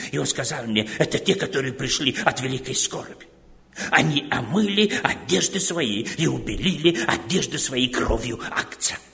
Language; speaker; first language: Russian; non-native, local second language; Romanian